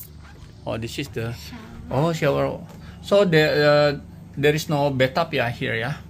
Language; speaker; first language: English; non-native, learner; Indonesian